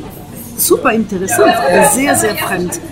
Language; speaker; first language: German; non-native, fluent; French